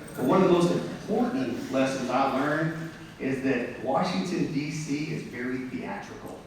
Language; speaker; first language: English; native; English